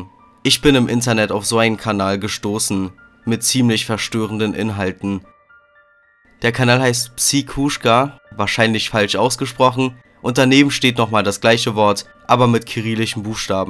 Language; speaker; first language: German; native; German